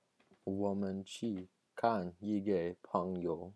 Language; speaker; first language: Chinese; non-native, learner; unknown